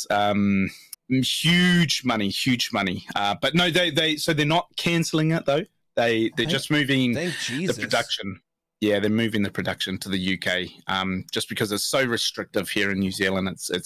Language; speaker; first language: English; native; English